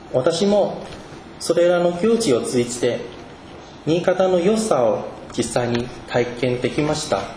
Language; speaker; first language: Japanese; non-native, fluent; Chinese